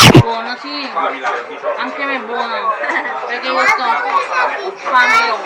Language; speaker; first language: Italian; non-native, learner; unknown